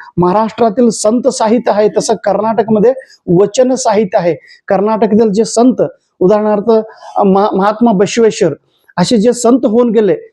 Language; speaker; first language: Marathi; non-native, local second language; Kannada